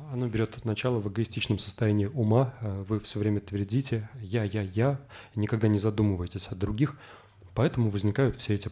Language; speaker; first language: Russian; native; Russian